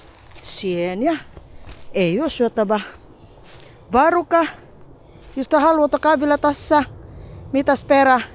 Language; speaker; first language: Finnish; non-native, learner; Filipino